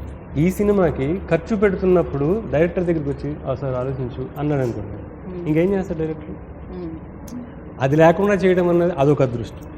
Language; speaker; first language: Telugu; native; Telugu